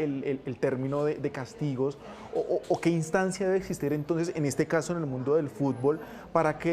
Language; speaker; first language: Spanish; native; Spanish